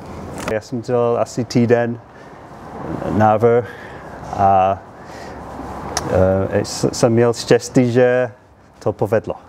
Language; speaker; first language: Czech; non-native, learner; English